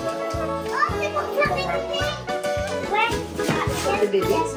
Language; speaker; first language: French; native; French